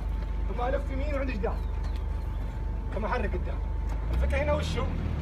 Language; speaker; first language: Arabic; native; Arabic